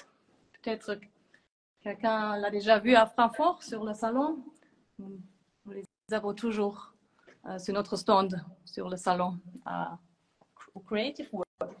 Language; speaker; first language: French; non-native, fluent; German